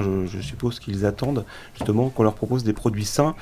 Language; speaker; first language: French; native; French